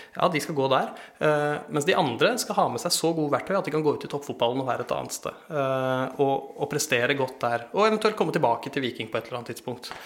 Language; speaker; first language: Norwegian; native; Norwegian